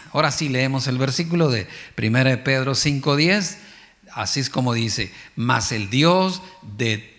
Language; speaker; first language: Spanish; native; Spanish